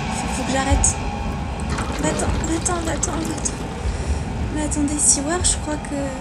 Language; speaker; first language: French; native; French